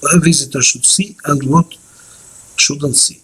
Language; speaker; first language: English; non-native, fluent; Albanian